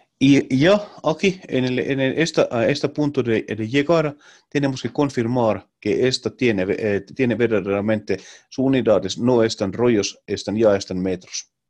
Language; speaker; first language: Spanish; non-native, learner; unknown